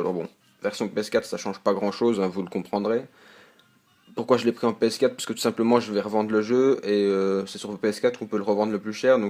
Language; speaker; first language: French; native; French